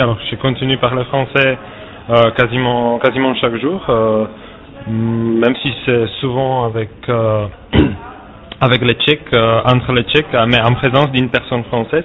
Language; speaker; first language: French; non-native, fluent; Czech